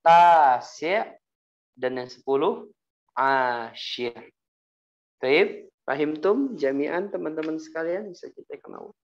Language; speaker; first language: Indonesian; native; Indonesian